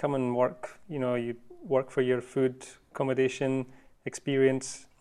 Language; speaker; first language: English; native; English